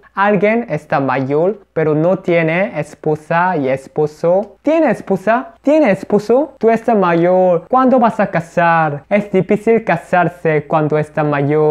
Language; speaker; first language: Spanish; non-native, learner; Korean